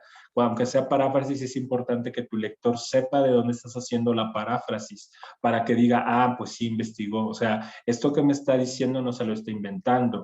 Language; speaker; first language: Spanish; native; Spanish